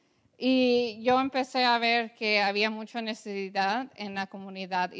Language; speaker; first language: Spanish; early bilingual, heritage; English